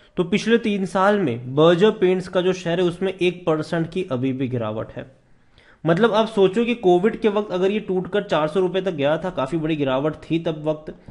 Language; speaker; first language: Hindi; native; Hindi